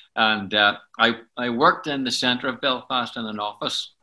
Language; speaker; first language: English; native; English